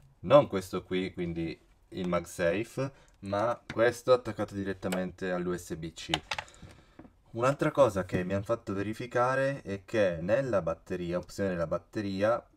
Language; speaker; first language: Italian; native; Italian